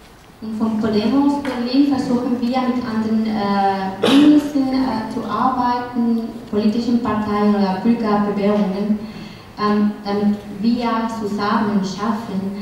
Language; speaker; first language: German; non-native, fluent; Spanish